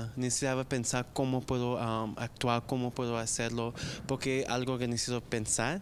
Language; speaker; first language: Spanish; early bilingual, other home language; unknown